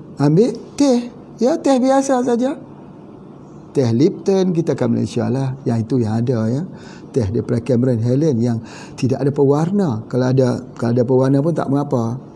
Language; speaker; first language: Malay; native; Malay